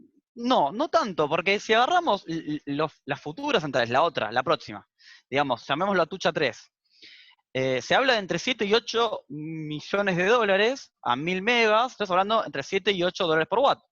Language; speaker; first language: Spanish; native; Spanish